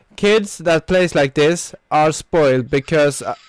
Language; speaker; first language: English; non-native, fluent; Norwegian